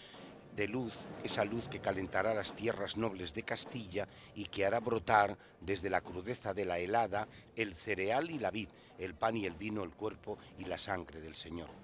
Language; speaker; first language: Spanish; native; Spanish